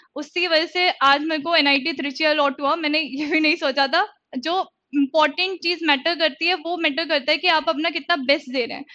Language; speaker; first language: Hindi; native; Hindi